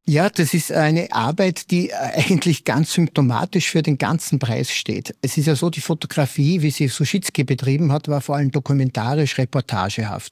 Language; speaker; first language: German; native; German